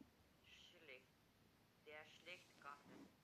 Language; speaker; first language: German; non-native, learner; Macedonian